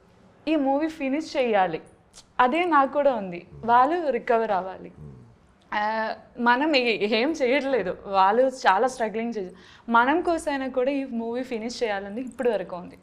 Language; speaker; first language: Telugu; non-native, learner; Malayalam